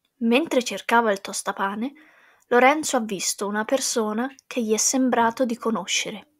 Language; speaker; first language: Italian; non-native, fluent; English